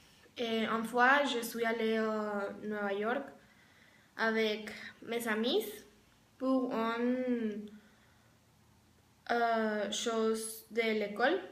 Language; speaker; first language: French; non-native, learner; Spanish